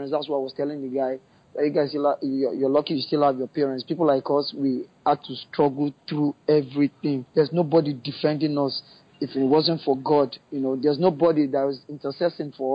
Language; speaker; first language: English; non-native, local second language; Yoruba